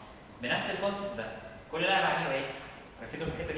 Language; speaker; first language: Arabic; native; Arabic